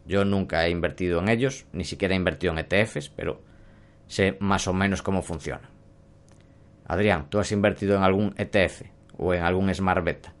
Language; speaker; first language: Spanish; native; Spanish